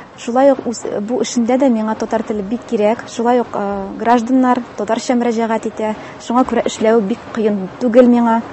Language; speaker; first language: Tatar; non-native, local second language; Russian